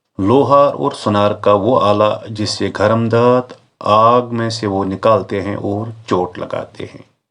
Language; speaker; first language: Urdu; non-native, local second language; Kashmiri